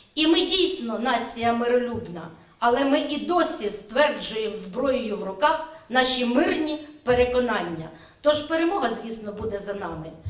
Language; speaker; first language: Ukrainian; native; Ukrainian